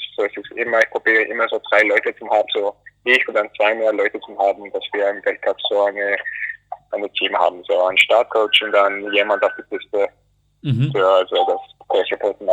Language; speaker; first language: German; early bilingual, other home language; Greek